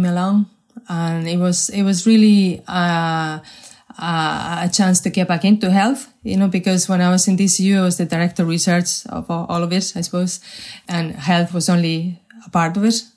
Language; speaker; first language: English; non-native, fluent; Spanish